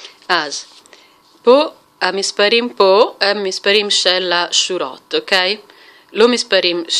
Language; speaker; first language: Hebrew; non-native, fluent; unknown